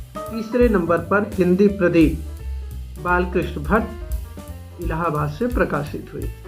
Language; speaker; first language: Hindi; native; Hindi